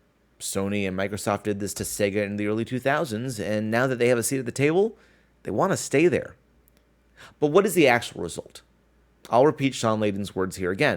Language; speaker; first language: English; native; English